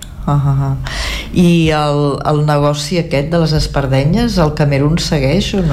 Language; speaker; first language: Catalan; native; Catalan